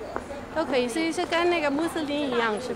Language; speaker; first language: Chinese; non-native, fluent; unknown